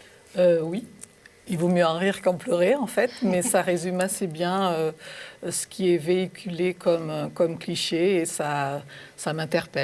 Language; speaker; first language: French; early bilingual, other home language; Portuguese